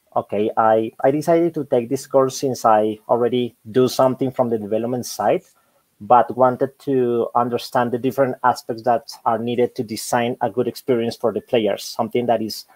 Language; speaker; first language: English; non-native, fluent; Spanish